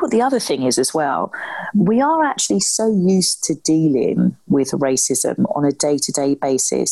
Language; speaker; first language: English; native; English